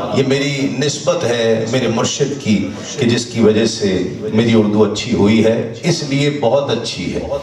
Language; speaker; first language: Urdu; non-native, local second language; Punjabi